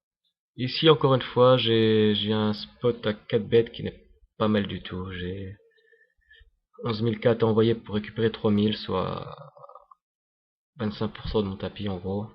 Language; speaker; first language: French; native; French